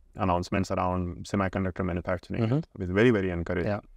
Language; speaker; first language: English; non-native, local second language; Hindi